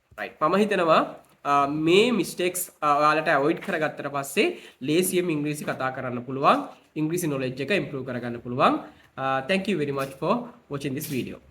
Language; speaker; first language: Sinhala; native; Sinhala